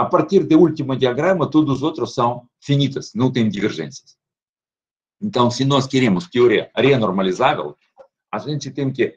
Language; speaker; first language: Portuguese; non-native, fluent; Russian